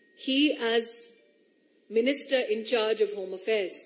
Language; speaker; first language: English; non-native, local second language; Hindi